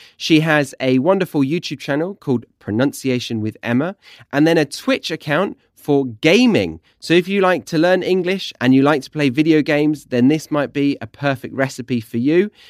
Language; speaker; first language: English; native; English